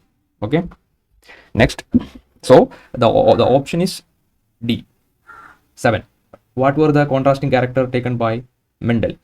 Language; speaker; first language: English; non-native, local second language; Malayalam